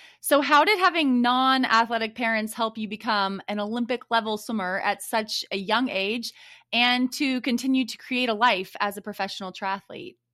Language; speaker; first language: English; native; English